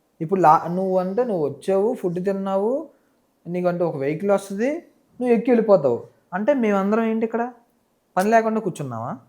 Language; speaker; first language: Telugu; non-native, local second language; Nepali